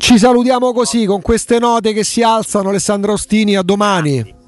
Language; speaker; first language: Italian; native; Italian